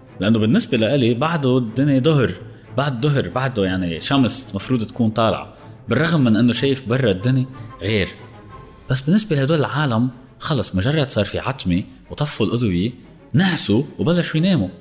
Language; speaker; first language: Arabic; native; Arabic